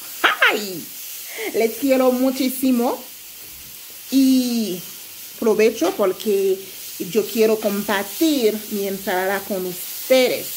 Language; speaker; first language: Spanish; non-native, local second language; Haitian Creole